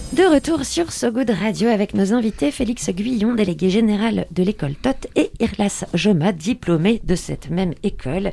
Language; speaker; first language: French; native; French